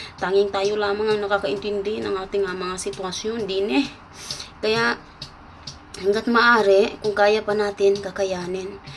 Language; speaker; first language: Filipino; non-native, local second language; Cebuano